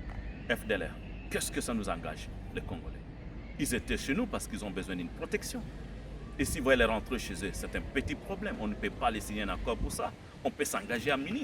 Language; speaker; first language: French; non-native, local second language; Lingala